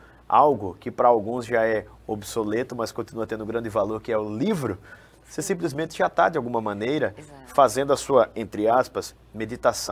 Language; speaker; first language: Portuguese; native; Portuguese